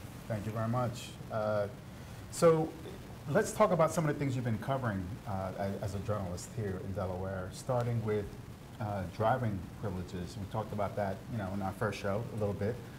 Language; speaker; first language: English; native; English